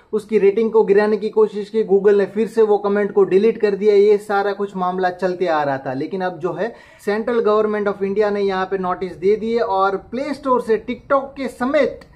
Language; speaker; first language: Hindi; native; Hindi